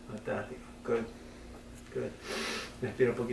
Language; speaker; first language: Spanish; non-native, learner; English